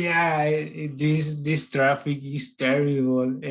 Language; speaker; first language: English; non-native, learner; Spanish